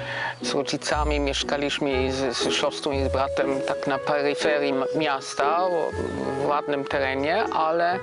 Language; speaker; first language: Polish; non-native, fluent; German